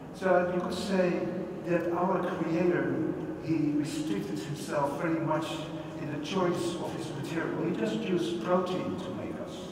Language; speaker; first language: English; non-native, fluent; Dutch